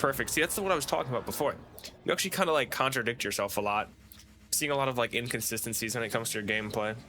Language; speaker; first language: English; native; English